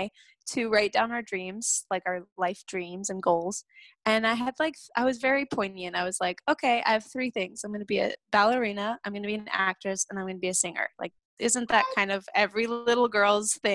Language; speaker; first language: English; native; English